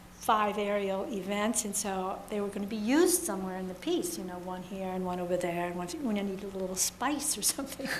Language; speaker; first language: English; native; English